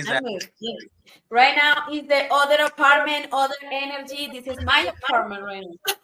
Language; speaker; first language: English; non-native, learner; Spanish